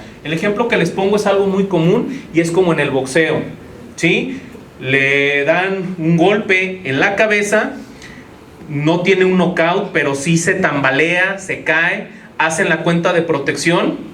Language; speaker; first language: Spanish; native; Spanish